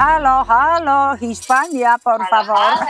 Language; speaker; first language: Spanish; non-native, learner; Polish